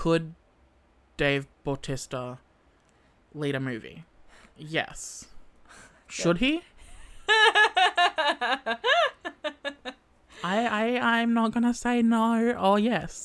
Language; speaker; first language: English; native; English